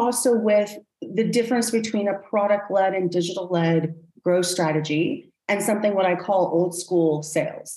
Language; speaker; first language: English; native; English